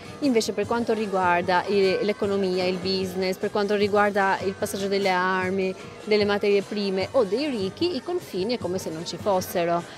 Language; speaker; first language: Italian; non-native, fluent; Albanian